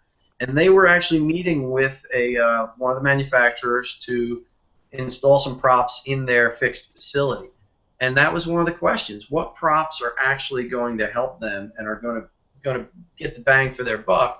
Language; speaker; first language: English; native; English